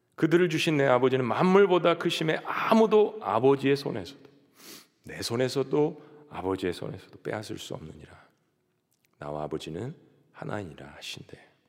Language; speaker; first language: Korean; native; Korean